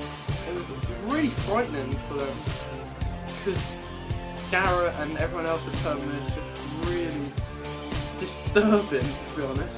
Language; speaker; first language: English; native; English